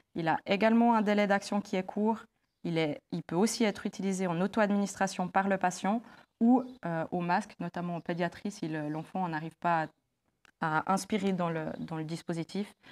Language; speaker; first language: French; native; French